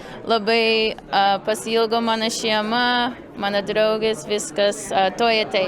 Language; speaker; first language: Lithuanian; early bilingual, heritage; Lithuanian